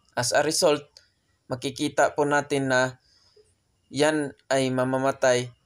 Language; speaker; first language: Filipino; non-native, local second language; Cebuano